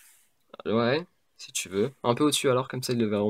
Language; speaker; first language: French; native; French